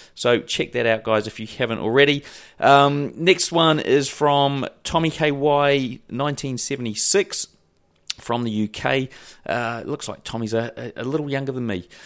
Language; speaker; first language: English; native; English